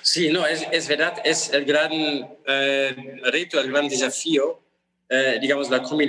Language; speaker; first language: Spanish; non-native, fluent; German